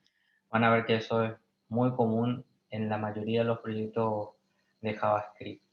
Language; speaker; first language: Spanish; native; Spanish